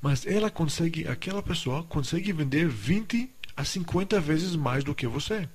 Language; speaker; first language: Portuguese; non-native, fluent; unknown